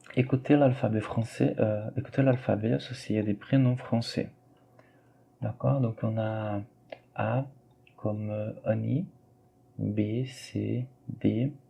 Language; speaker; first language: French; non-native, fluent; Portuguese